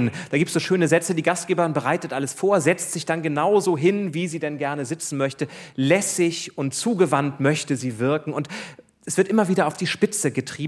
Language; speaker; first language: German; native; German